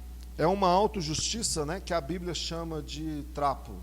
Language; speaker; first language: Portuguese; native; Portuguese